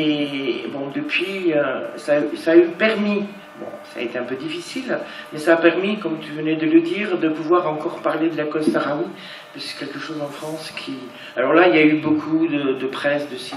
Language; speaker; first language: French; native; French